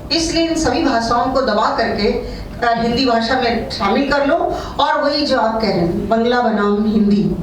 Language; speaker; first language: Hindi; non-native, local second language; Bangla